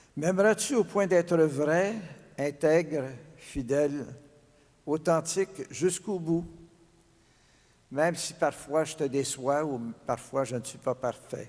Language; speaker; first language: French; native; French